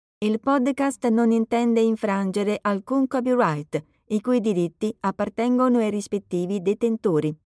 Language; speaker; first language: Italian; native; Italian